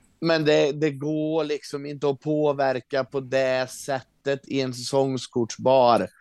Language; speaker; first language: Swedish; native; Swedish